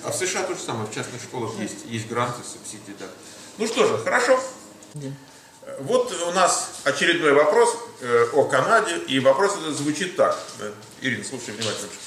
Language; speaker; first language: Russian; native; Russian